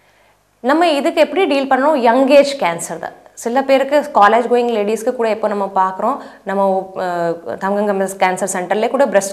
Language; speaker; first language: Tamil; non-native, fluent; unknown